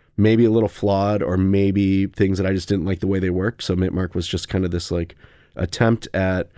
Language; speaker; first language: English; native; English